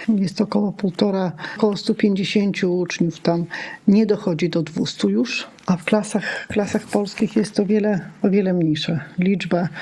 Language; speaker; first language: Polish; non-native, local second language; Lithuanian